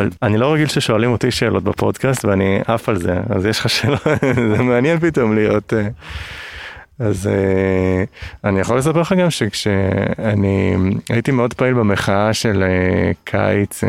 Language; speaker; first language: Hebrew; native; Hebrew